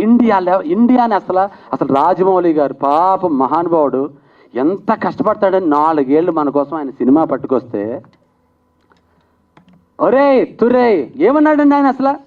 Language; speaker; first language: Telugu; native; Telugu